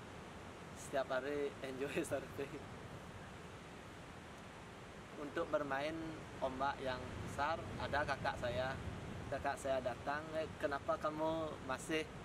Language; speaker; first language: Indonesian; non-native, local second language; Balinese